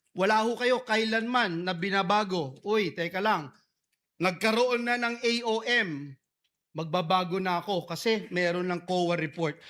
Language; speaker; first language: Filipino; native; Filipino